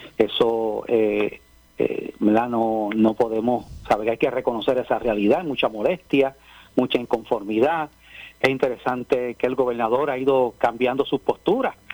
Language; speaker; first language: Spanish; native; Spanish